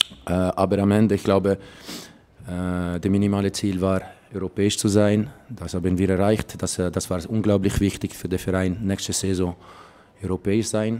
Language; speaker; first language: German; non-native, local second language; Italian